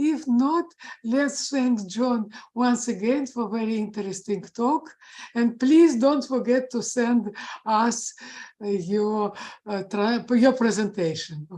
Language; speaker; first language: English; non-native, fluent; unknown